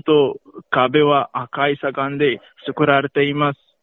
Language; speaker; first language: Japanese; non-native, learner; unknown